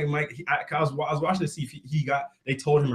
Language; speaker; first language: English; native; English